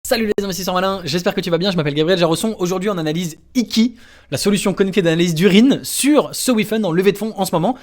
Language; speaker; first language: French; native; French